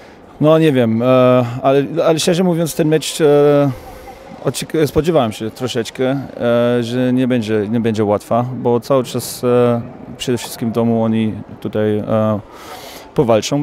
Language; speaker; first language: Polish; non-native, fluent; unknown